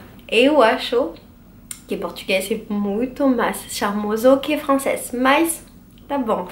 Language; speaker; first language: Portuguese; non-native, learner; French